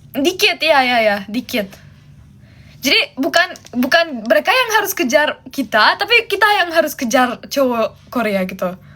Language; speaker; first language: Indonesian; non-native, fluent; German